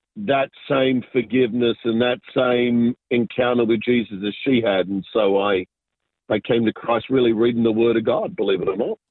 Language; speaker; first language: English; native; English